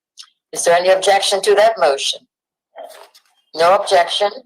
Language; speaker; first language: English; native; English